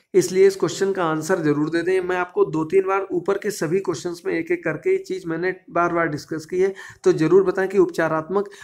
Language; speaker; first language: Hindi; native; Hindi